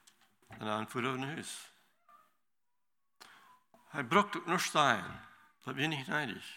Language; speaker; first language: German; non-native, learner; Low German